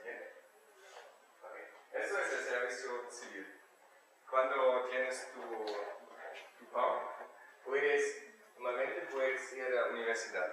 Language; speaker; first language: Spanish; non-native, learner; German